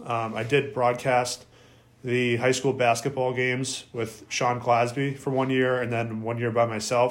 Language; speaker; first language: English; native; English